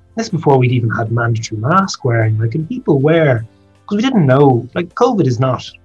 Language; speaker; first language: English; native; English